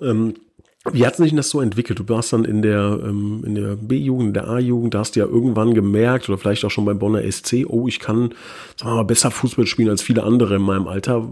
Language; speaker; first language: German; native; German